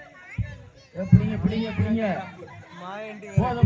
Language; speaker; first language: Tamil; native; Tamil